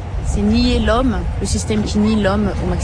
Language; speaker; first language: French; native; French